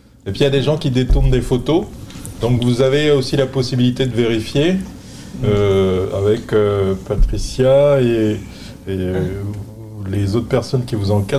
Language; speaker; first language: French; native; French